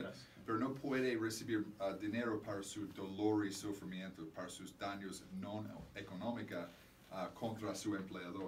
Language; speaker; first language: Spanish; non-native, fluent; English